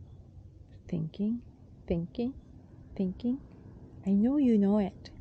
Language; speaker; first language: English; non-native, fluent; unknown